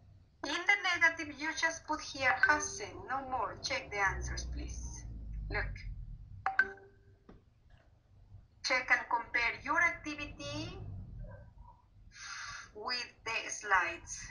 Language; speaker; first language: English; non-native, fluent; Spanish